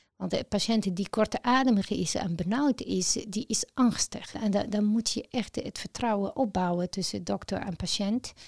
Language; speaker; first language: Dutch; non-native, fluent; Arabic